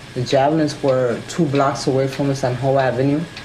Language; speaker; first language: English; early bilingual, other home language; Spanish